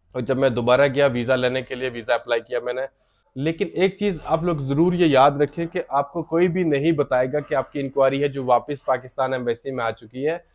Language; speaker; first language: Hindi; native; Hindi